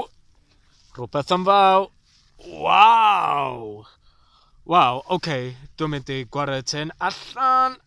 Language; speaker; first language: Welsh; non-native, learner; English